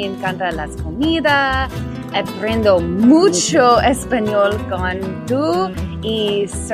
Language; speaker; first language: Spanish; non-native, learner; English